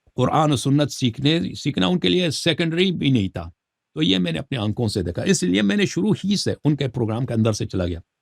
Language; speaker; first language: Urdu; early bilingual, heritage; Urdu